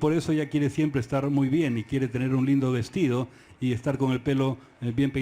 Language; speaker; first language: Spanish; native; Spanish